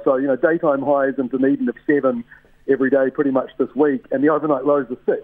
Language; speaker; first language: English; native; English